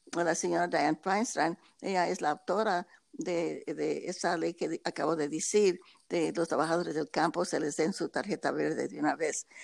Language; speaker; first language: Spanish; early bilingual, heritage; Spanish